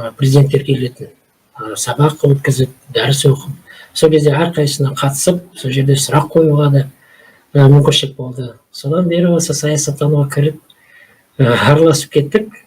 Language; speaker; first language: Kazakh; native; Kazakh